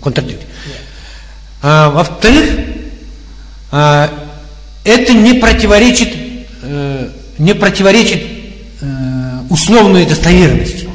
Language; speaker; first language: Russian; native; Russian